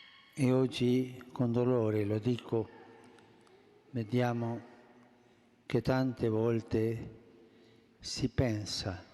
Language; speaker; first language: Italian; non-native, fluent; Spanish